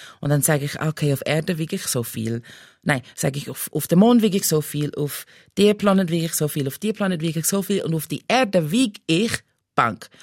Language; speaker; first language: German; non-native, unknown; English